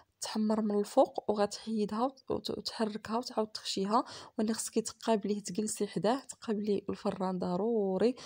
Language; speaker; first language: Arabic; native; Arabic